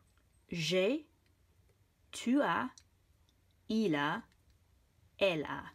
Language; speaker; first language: French; non-native, fluent; English